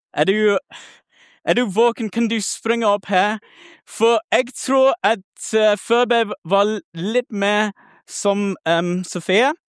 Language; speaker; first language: Norwegian; non-native, learner; English